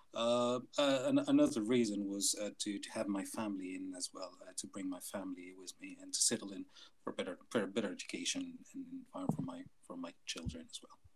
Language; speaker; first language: English; non-native, fluent; Arabic